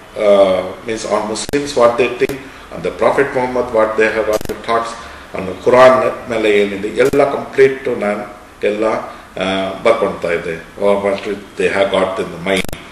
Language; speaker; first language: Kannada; non-native, local second language; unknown